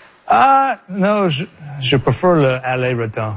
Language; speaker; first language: French; non-native, local second language; English